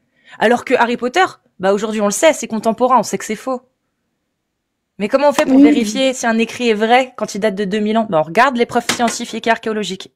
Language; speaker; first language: French; native; French